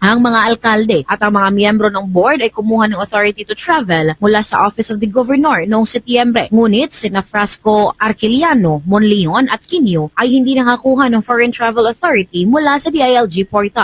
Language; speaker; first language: Filipino; non-native, local second language; Cebuano